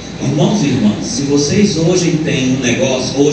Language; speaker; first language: Portuguese; native; Portuguese